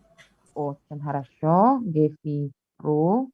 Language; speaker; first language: Russian; non-native, fluent; Indonesian